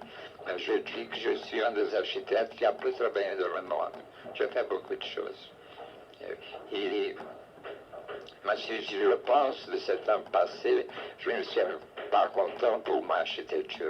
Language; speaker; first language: French; non-native, fluent; Portuguese